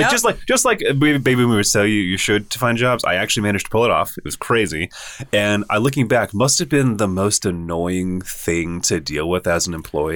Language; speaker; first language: English; native; English